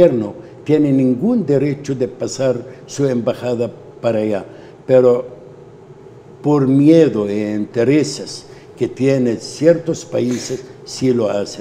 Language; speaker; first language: Spanish; non-native, fluent; Arabic